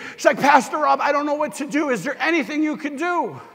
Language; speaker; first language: English; native; English